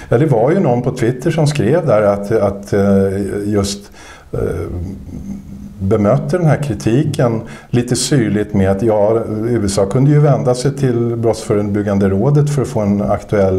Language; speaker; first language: Swedish; native; Swedish